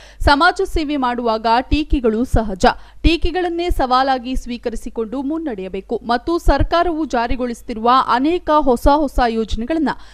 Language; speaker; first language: Kannada; native; Kannada